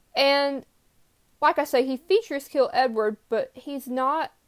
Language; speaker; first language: English; native; English